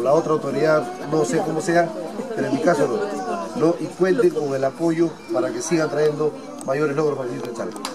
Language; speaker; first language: Spanish; native; Spanish